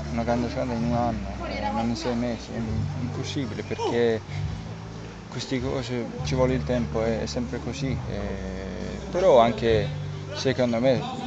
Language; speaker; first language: Italian; non-native, learner; Danish